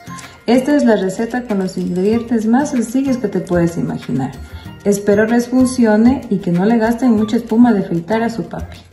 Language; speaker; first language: Spanish; native; Spanish